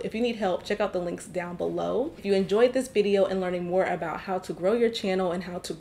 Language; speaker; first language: English; native; English